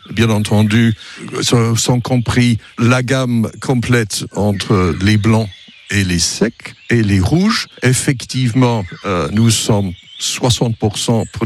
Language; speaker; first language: French; non-native, fluent; English